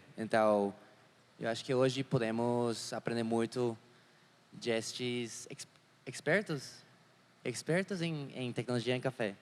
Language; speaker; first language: Portuguese; non-native, learner; English